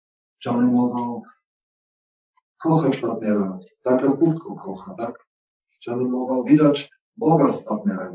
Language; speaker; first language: Polish; non-native, learner; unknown